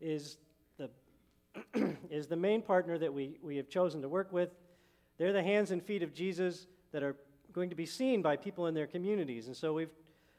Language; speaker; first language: English; native; English